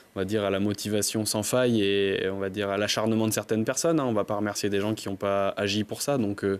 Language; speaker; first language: French; native; French